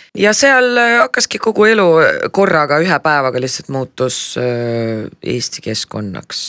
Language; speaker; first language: Estonian; non-native, local second language; Russian